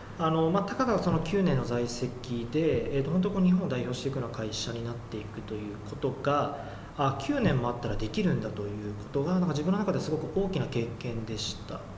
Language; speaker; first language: Japanese; native; Japanese